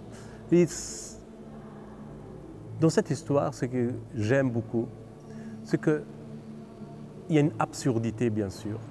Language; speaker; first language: French; non-native, fluent; Persian